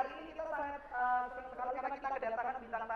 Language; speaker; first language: Indonesian; native; Indonesian